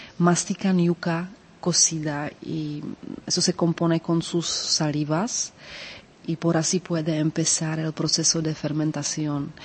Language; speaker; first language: Spanish; non-native, fluent; Czech